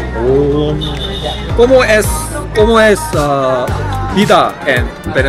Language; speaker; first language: Spanish; non-native, learner; Korean